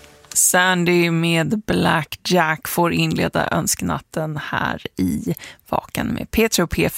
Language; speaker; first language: Swedish; native; Swedish